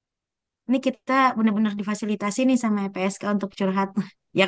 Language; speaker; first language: Indonesian; native; Indonesian